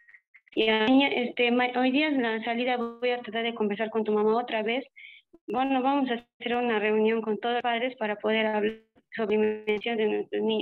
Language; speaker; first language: Spanish; native; Spanish